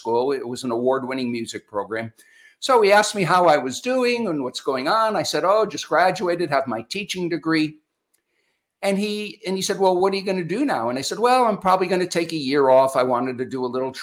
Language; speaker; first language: English; native; English